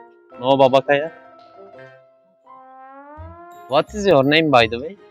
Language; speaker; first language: English; non-native, fluent; Turkish